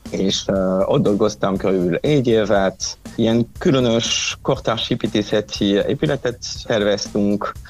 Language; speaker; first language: Hungarian; non-native, fluent; French